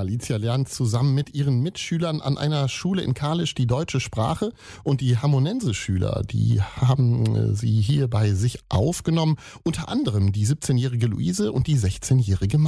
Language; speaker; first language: German; native; German